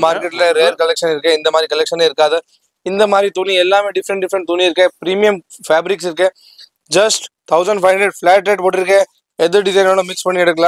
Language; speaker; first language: Tamil; non-native, local second language; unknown